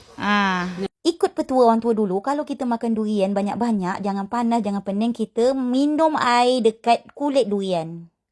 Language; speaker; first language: Malay; native; Malay